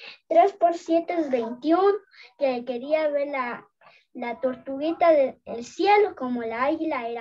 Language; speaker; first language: Spanish; native; Spanish